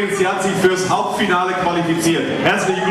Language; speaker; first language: German; native; German